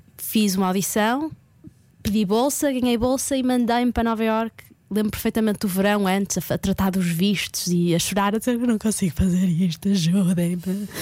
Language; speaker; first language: Portuguese; native; Portuguese